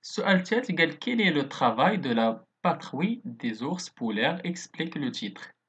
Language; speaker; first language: French; non-native, local second language; Arabic